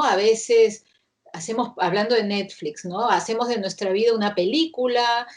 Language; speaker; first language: Spanish; native; Spanish